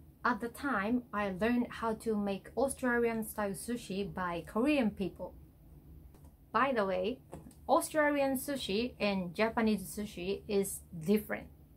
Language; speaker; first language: English; non-native, learner; Japanese